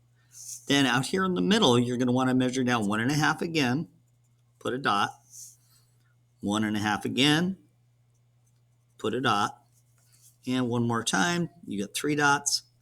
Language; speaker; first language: English; native; English